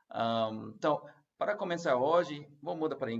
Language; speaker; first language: Portuguese; non-native, learner; English